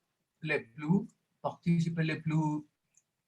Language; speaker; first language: French; non-native, learner; Spanish